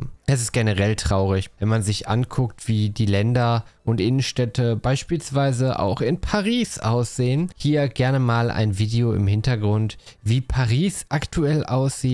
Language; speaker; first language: German; native; German